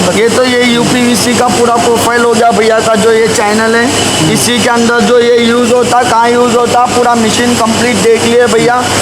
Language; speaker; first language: Hindi; native; Hindi